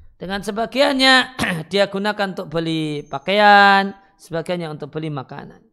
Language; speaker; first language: Indonesian; native; Indonesian